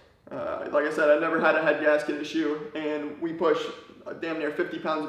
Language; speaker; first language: English; native; English